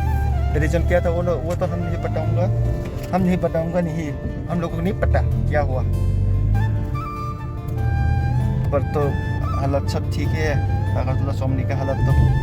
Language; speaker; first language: Hindi; non-native, local second language; Kok Borok